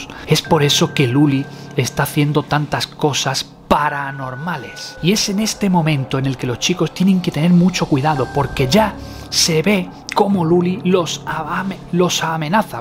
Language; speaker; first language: Spanish; native; Spanish